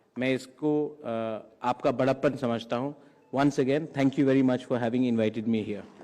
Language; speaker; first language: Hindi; non-native, local second language; Kok Borok